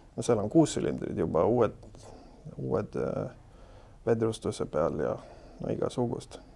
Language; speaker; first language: Estonian; non-native, fluent; Swedish